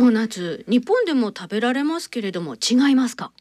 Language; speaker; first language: Japanese; native; Japanese